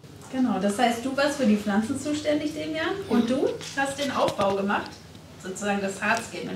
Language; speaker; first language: German; native; German